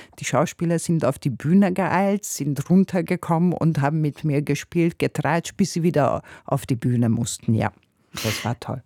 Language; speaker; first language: German; non-native, fluent; Hungarian